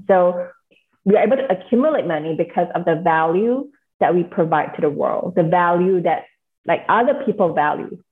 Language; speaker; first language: English; native; English